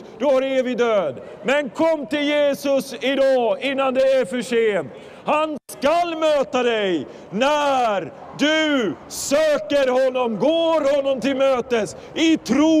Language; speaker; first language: Swedish; non-native, fluent; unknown